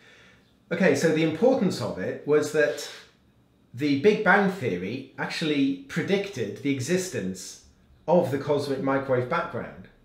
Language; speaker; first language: English; native; English